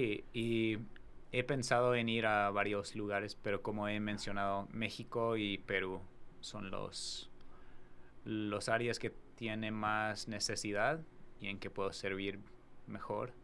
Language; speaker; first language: Spanish; non-native, fluent; English